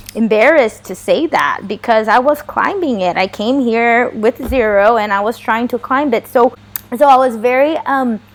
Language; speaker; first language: English; non-native, fluent; Portuguese